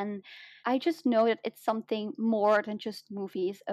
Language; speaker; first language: English; non-native, fluent; Dutch